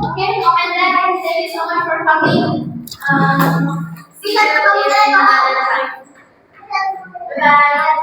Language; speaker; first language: English; non-native, fluent; Indonesian